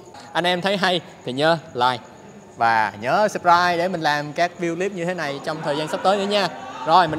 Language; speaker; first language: Vietnamese; native; Vietnamese